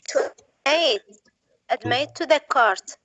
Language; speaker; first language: English; non-native, learner; Arabic